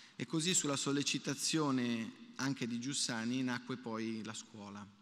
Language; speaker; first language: Italian; native; Italian